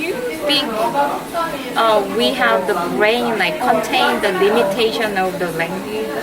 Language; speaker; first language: English; non-native, fluent; Korean